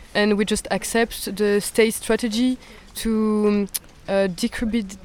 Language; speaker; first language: English; non-native, fluent; French